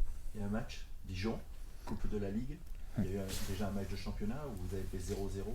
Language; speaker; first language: French; native; French